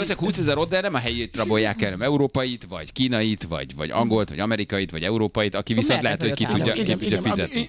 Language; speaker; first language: Hungarian; native; Hungarian